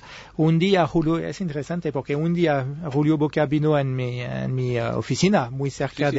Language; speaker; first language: Spanish; non-native, fluent; French